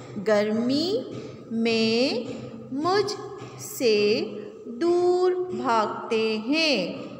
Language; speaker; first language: Urdu; native; Urdu